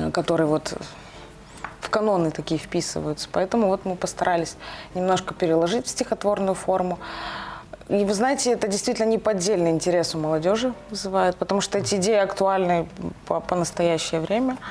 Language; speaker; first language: Russian; native; Russian